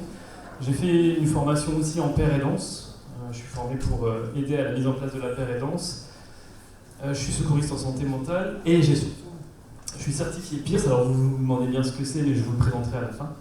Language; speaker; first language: French; native; French